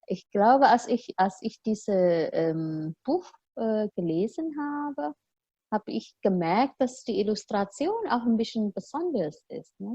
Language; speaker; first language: German; non-native, fluent; Indonesian